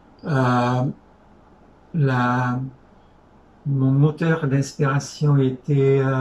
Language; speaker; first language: French; non-native, fluent; Hungarian